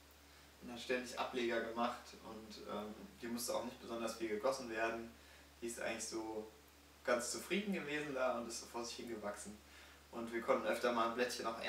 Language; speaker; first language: German; native; German